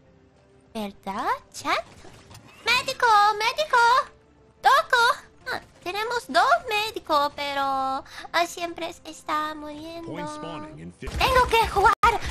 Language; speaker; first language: Spanish; non-native, learner; English